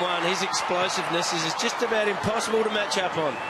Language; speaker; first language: English; native; English